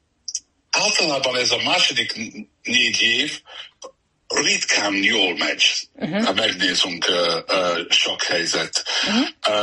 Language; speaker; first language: Hungarian; early bilingual, heritage; Hungarian